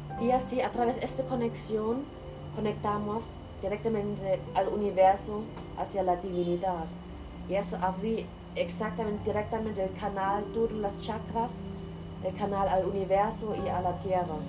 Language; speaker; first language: Spanish; non-native, learner; German